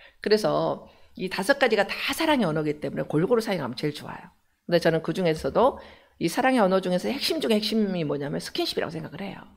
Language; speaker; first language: Korean; native; Korean